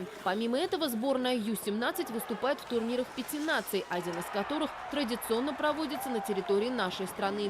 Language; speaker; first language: Russian; native; Russian